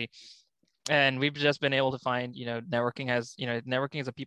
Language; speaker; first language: English; native; English